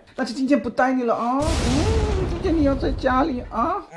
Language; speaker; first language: Chinese; non-native, fluent; German